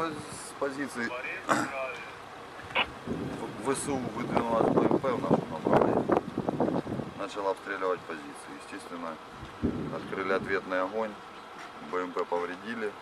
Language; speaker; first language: Russian; native; Russian